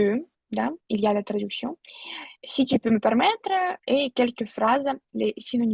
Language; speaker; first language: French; non-native, fluent; Russian